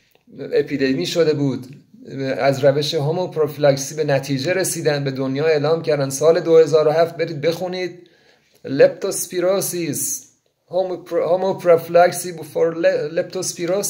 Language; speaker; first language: Persian; native; Persian